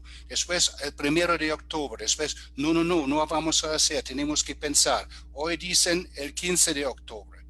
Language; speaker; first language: Spanish; non-native, fluent; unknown